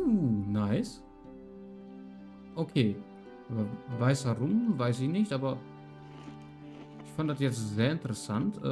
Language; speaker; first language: German; native; German